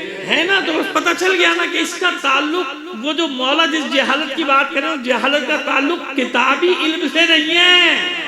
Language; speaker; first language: Urdu; native; Urdu